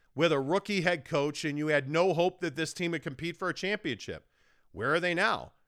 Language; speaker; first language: English; native; English